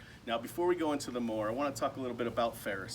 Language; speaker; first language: English; native; English